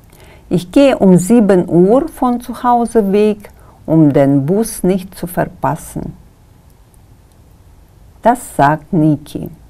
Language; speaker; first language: German; non-native, fluent; Kyrgyz